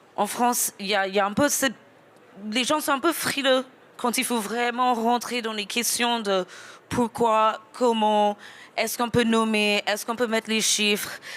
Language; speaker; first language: French; non-native, fluent; English